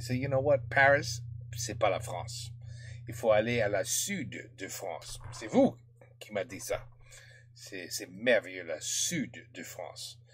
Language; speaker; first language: French; non-native, learner; English